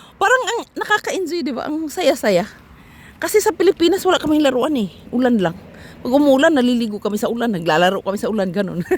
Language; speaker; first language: Filipino; non-native, local second language; Cebuano